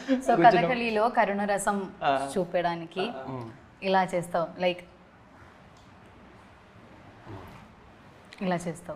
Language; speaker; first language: Telugu; non-native, learner; Malayalam